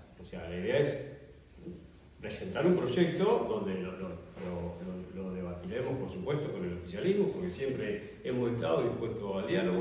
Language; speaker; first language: Spanish; native; Spanish